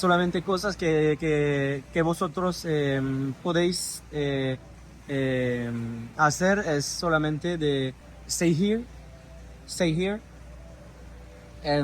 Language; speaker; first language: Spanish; non-native, learner; French